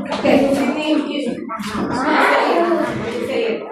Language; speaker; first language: English; non-native, fluent; Indonesian